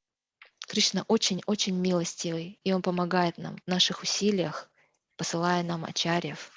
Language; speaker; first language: Russian; native; Russian